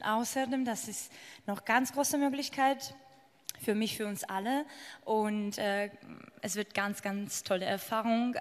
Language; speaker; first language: German; non-native, fluent; Georgian